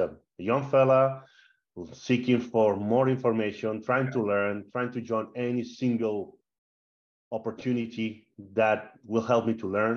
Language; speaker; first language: English; non-native, fluent; Spanish